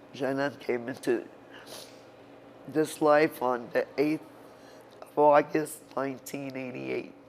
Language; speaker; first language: English; non-native, local second language; French